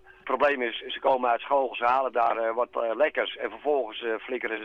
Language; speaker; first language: Dutch; native; Dutch